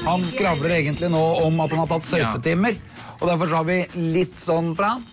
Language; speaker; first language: Norwegian; native; Norwegian